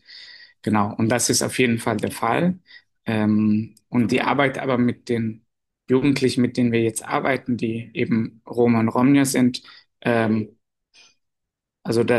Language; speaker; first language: German; non-native, fluent; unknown